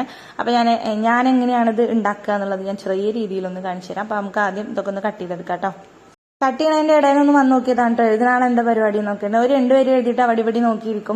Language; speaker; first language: Malayalam; native; Malayalam